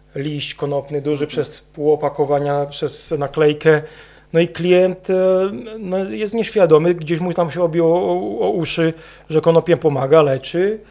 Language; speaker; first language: Polish; non-native, fluent; Czech